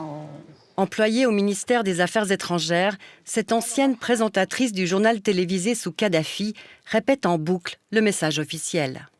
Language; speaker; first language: French; native; French